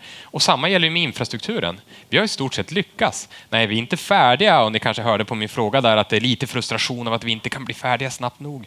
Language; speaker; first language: Swedish; native; Swedish